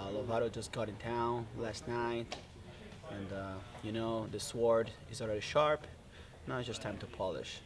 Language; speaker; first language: English; non-native, fluent; Portuguese